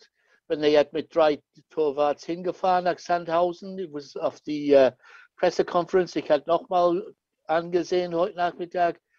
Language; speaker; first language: German; non-native, learner; English